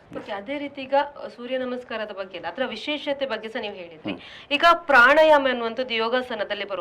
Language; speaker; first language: Kannada; native; Kannada